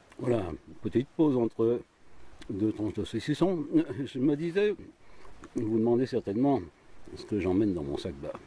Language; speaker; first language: French; native; French